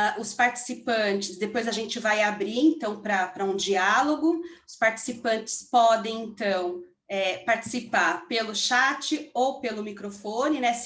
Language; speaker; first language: Portuguese; native; Portuguese